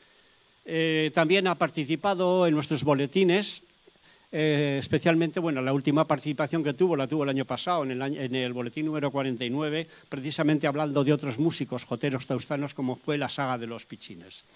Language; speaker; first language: Spanish; native; Spanish